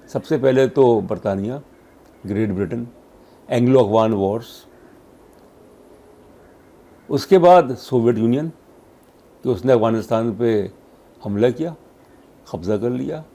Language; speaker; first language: Urdu; native; Urdu